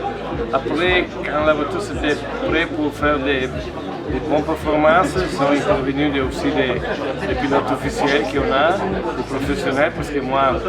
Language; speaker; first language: French; non-native, fluent; Italian